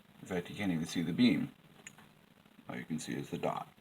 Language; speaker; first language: English; native; English